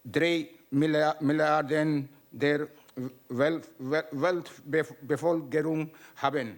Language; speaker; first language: German; non-native, learner; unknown